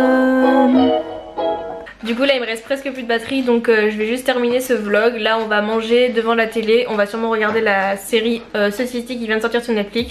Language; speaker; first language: French; native; French